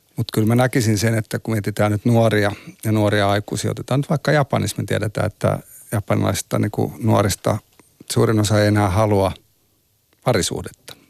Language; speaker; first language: Finnish; native; Finnish